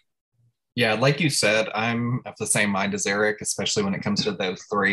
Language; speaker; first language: English; native; English